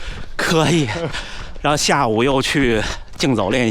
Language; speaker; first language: Chinese; native; Chinese